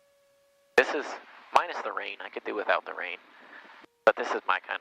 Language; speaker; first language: English; native; English